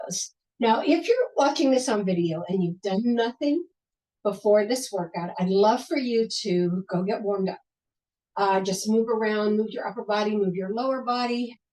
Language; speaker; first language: English; native; English